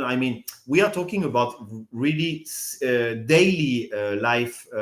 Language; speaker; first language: English; non-native, fluent; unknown